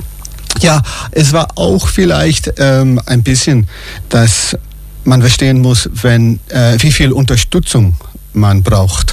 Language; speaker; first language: German; non-native, fluent; English